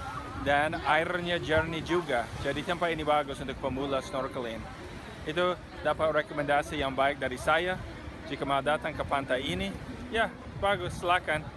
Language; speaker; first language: Indonesian; non-native, fluent; English